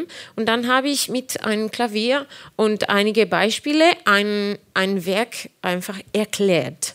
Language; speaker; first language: German; non-native, fluent; Spanish